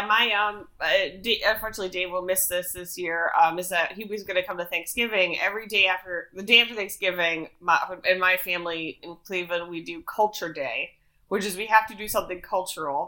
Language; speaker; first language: English; native; English